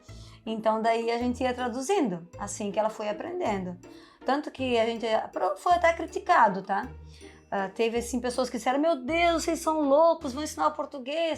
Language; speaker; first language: Portuguese; non-native, local second language; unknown